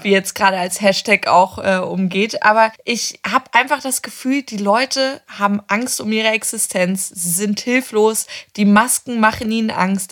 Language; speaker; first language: German; native; German